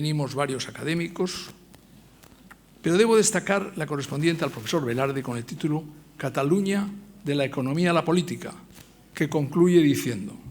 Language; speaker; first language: Spanish; native; Spanish